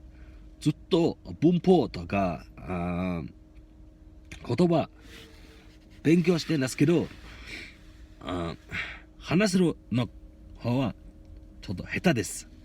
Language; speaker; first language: Japanese; non-native, learner; Mongolian